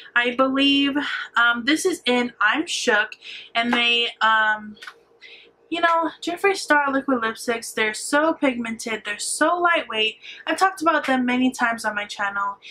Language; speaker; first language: English; native; English